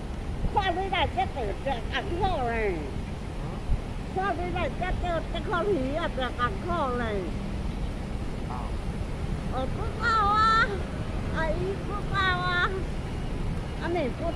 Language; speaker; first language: Chinese; native; Chinese